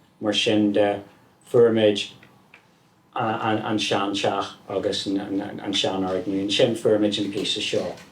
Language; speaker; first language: Irish; non-native, local second language; English